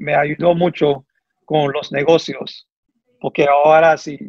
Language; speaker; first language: Spanish; early bilingual, heritage; Spanish